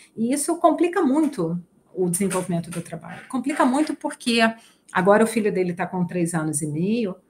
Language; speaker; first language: Portuguese; native; Portuguese